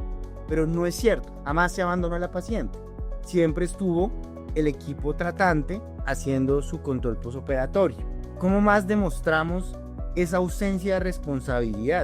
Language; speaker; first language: Spanish; native; Spanish